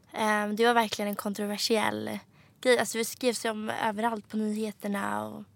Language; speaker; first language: Swedish; native; Swedish